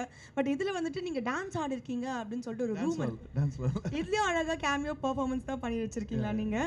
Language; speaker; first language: Tamil; native; Tamil